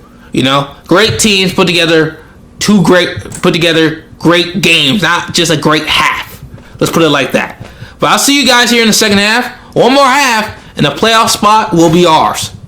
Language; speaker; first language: English; native; English